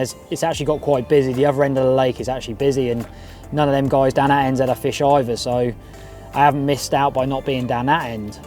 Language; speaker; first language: English; native; English